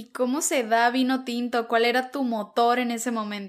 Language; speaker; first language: Spanish; native; Spanish